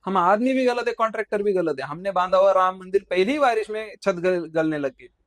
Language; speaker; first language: Hindi; non-native, local second language; Marathi